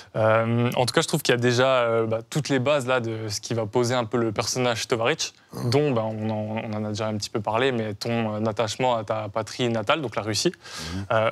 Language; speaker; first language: French; native; French